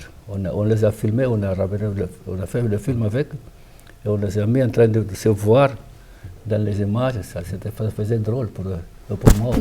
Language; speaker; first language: French; non-native, fluent; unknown